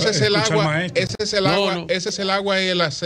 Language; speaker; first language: Spanish; native; Spanish